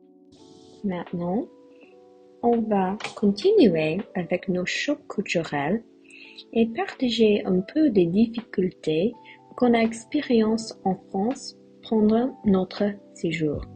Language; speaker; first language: French; non-native, learner; English